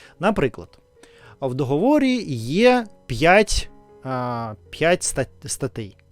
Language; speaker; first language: Ukrainian; non-native, learner; Russian